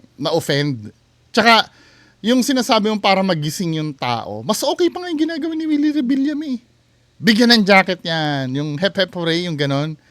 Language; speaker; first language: Filipino; native; Filipino